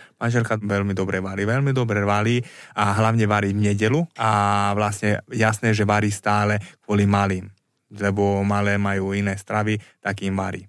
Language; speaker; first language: Slovak; non-native, local second language; Hungarian